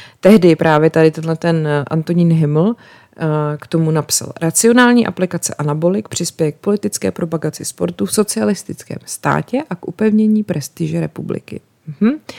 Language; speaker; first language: Czech; native; Czech